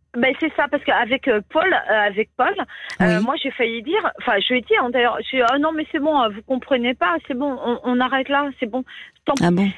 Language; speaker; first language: French; native; French